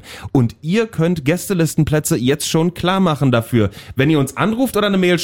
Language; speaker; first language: German; native; German